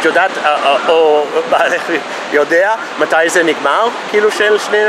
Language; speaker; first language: Hebrew; non-native, fluent; English